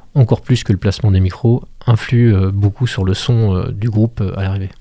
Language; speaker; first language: French; native; French